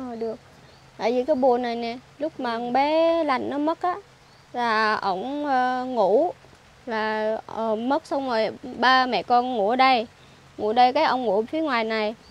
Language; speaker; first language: Vietnamese; non-native, local second language; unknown